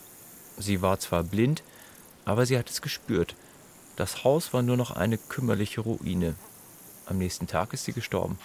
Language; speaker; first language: German; native; German